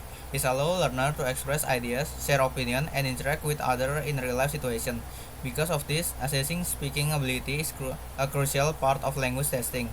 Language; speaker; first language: English; non-native, learner; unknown